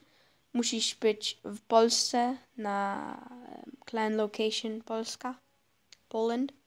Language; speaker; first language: Polish; early bilingual, heritage; Polish